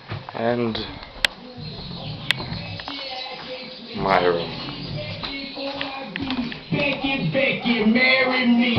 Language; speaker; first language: English; non-native, learner; Russian